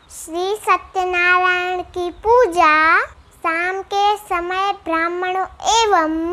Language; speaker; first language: Hindi; non-native, local second language; Gujarati